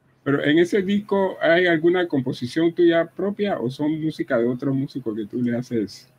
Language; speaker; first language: Spanish; native; Spanish